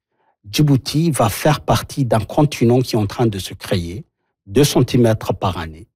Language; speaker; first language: French; non-native, local second language; Somali